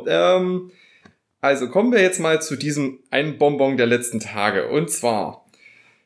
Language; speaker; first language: German; native; German